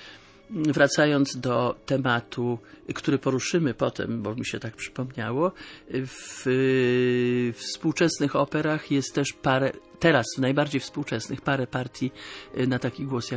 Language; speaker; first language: Polish; native; Polish